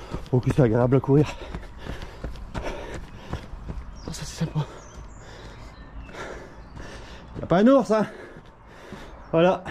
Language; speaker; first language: French; native; French